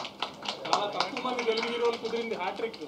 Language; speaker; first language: Telugu; native; Telugu